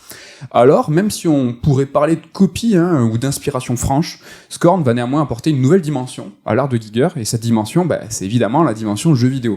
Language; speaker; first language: French; native; French